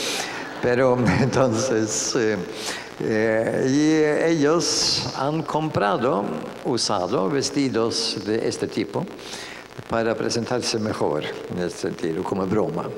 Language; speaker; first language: Spanish; non-native, fluent; Norwegian